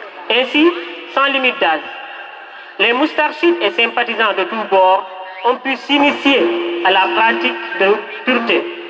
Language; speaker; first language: French; non-native, local second language; Wolof